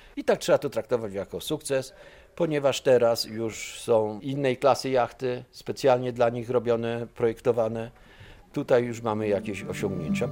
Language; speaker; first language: Polish; native; Polish